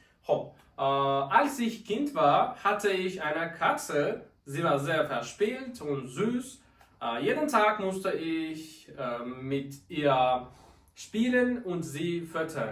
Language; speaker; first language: German; non-native, fluent; Uzbek